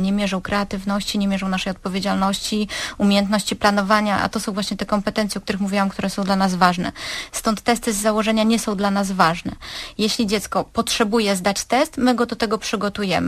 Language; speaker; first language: Polish; native; Polish